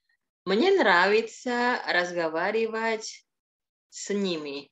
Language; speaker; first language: Russian; non-native, fluent; Indonesian